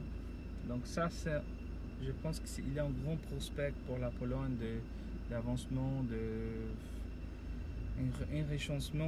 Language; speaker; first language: French; non-native, fluent; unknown